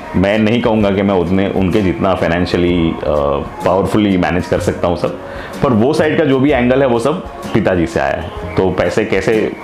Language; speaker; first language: Hindi; non-native, local second language; Gujarati